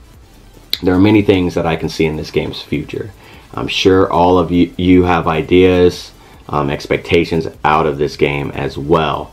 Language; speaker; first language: English; native; English